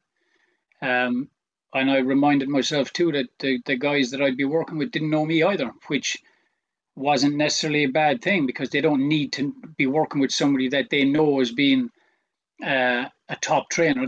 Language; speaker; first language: English; native; English